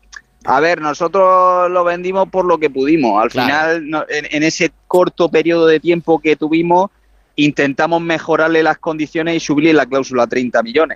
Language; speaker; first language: Spanish; native; Spanish